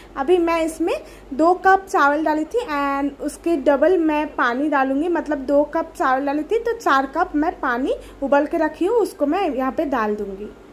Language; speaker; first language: Hindi; non-native, local second language; Bangla